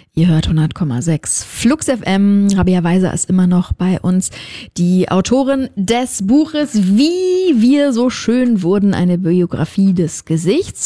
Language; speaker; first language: German; native; German